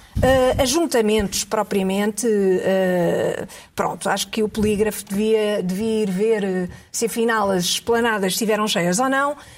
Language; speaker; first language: Portuguese; native; Portuguese